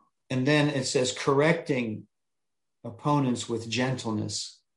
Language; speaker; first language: English; native; English